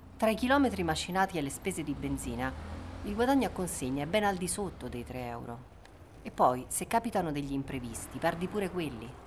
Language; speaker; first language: Italian; native; Italian